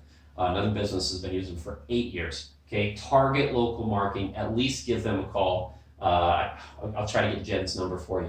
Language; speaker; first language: English; native; English